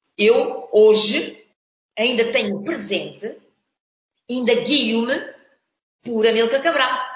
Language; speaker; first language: Portuguese; non-native, local second language; Kabuverdianu